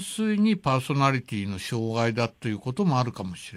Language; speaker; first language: Japanese; native; Japanese